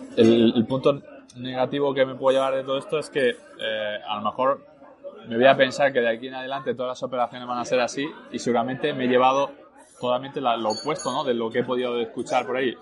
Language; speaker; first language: Spanish; early bilingual, other home language; French